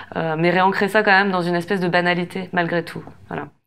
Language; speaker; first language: French; native; French